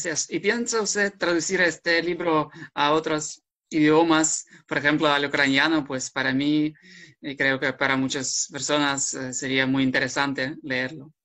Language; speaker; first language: Spanish; non-native, fluent; Ukrainian